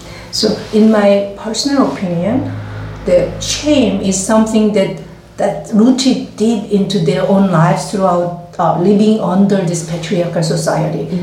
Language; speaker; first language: English; non-native, fluent; Korean